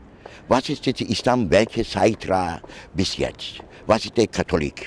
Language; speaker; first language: German; non-native, learner; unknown